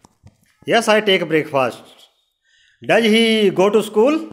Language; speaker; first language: English; non-native, learner; Hindi